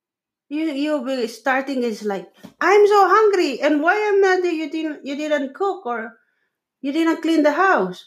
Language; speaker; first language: English; non-native, local second language; Filipino